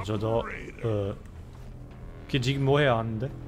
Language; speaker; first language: Korean; non-native, learner; German